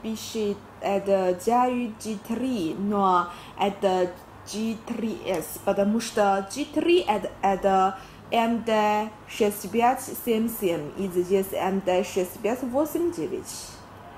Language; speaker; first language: Russian; non-native, learner; Chinese